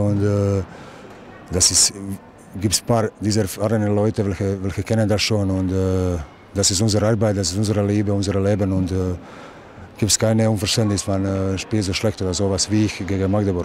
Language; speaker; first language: German; non-native, learner; Croatian